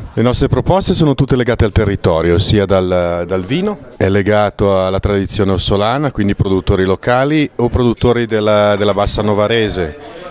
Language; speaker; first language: Italian; native; Italian